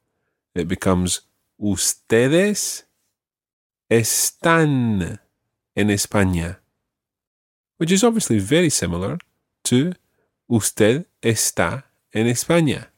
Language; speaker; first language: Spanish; non-native, fluent; English